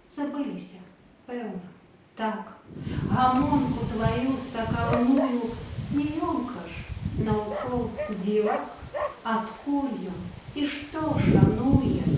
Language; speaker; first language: Belarusian; native; Belarusian